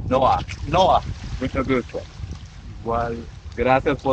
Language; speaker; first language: Spanish; non-native, learner; Japanese